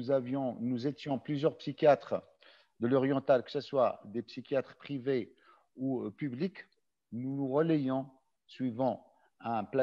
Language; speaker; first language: French; non-native, local second language; Arabic